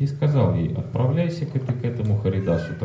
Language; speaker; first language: Russian; native; Russian